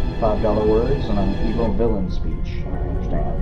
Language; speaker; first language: English; native; English